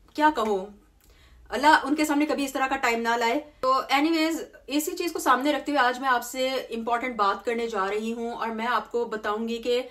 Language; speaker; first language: Urdu; native; Urdu